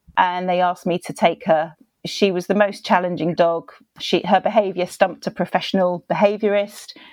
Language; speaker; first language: English; native; English